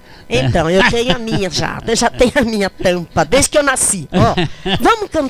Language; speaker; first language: Portuguese; native; Portuguese